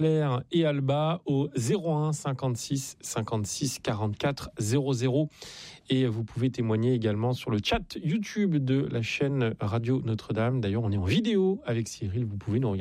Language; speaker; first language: French; native; French